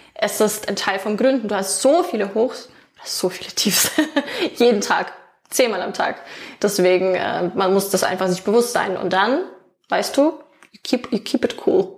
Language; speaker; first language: German; non-native, fluent; Ukrainian